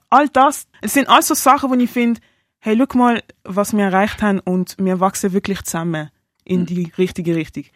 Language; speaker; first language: German; native; German